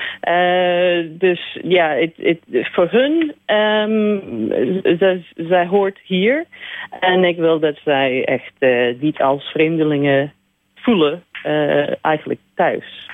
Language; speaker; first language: Dutch; non-native, learner; English